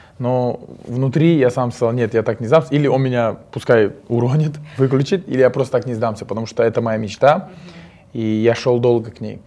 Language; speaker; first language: Russian; non-native, local second language; Uzbek